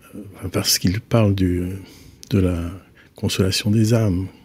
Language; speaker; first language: French; native; French